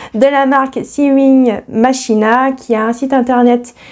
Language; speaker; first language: French; native; French